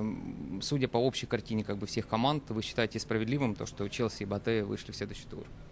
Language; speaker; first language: Russian; native; Russian